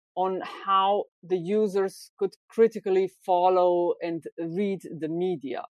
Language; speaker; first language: English; non-native, fluent; Slovenian